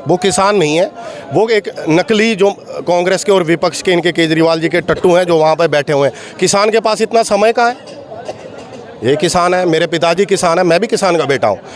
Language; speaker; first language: Hindi; native; Hindi